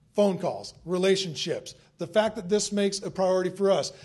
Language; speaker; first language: English; native; English